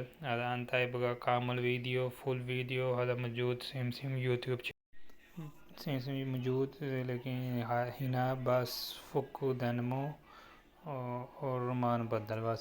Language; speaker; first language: Arabic; non-native, learner; Urdu